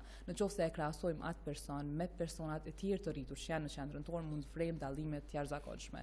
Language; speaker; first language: Albanian; native; Albanian